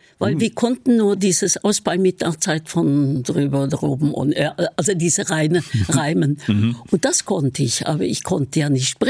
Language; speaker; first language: German; non-native, fluent; Norwegian